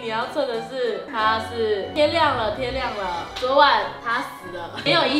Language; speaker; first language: Chinese; native; Chinese